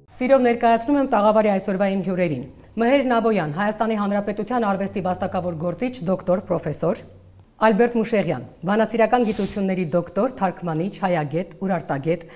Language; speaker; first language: Armenian; native; Armenian